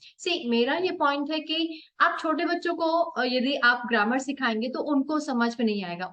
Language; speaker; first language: Hindi; native; Hindi